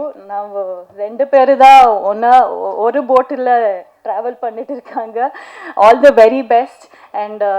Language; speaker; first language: Tamil; non-native, learner; Kannada